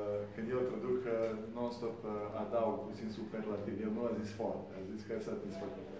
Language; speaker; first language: Romanian; non-native, fluent; Serbian